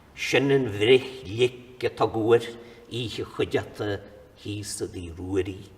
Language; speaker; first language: Irish; native; Irish